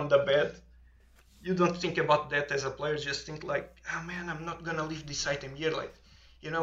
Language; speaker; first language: English; non-native, fluent; Portuguese